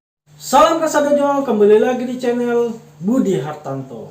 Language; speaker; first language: Indonesian; native; Indonesian